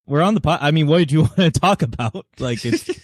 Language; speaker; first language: English; native; English